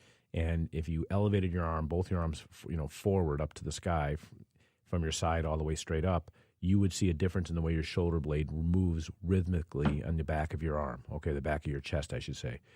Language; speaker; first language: English; native; English